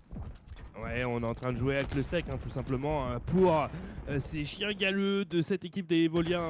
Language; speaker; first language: French; native; French